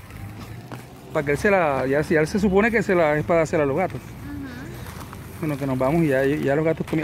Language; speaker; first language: Spanish; native; Spanish